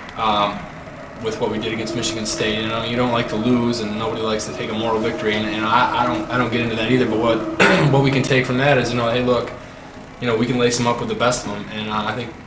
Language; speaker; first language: English; native; English